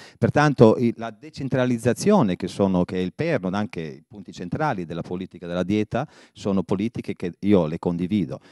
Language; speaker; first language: Italian; native; Italian